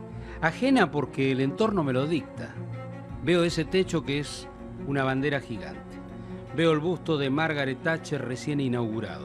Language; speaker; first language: Spanish; native; Spanish